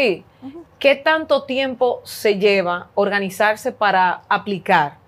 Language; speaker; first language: Spanish; native; Spanish